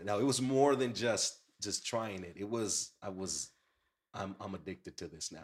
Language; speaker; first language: English; early bilingual, other home language; Spanish